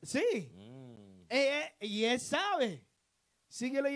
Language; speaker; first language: Spanish; non-native, learner; English